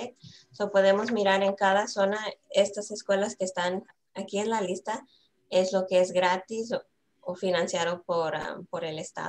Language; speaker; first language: Spanish; early bilingual, heritage; Spanish